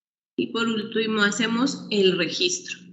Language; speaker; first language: Spanish; native; Spanish